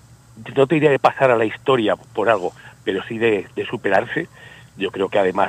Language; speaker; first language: Spanish; native; Spanish